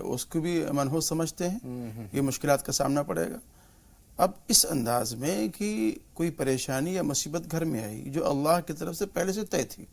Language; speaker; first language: Urdu; native; Urdu